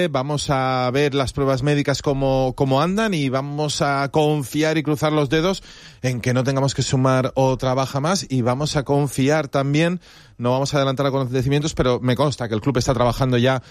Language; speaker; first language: Spanish; native; Spanish